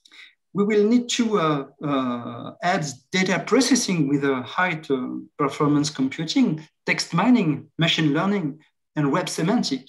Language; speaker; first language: English; non-native, fluent; French